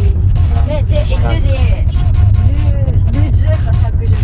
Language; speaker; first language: French; non-native, learner; Japanese